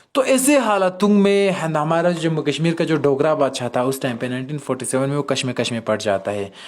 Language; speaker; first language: Hindi; non-native, local second language; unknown